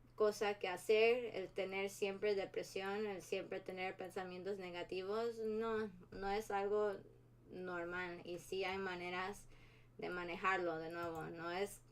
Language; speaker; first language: Spanish; early bilingual, heritage; Spanish